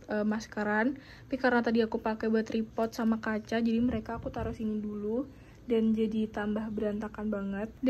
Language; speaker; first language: Indonesian; native; Indonesian